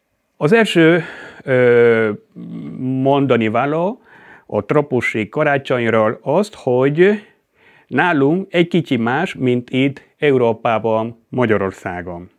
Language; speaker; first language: Hungarian; non-native, fluent; Spanish